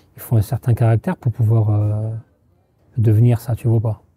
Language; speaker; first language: French; native; French